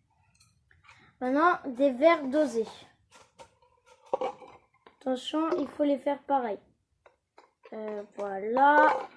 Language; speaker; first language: French; native; French